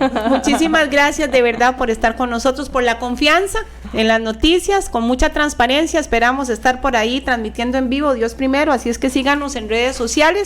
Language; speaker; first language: Spanish; native; Spanish